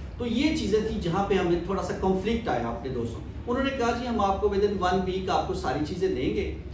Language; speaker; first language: Urdu; non-native, local second language; Punjabi